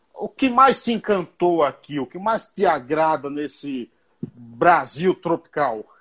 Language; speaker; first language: Portuguese; native; Portuguese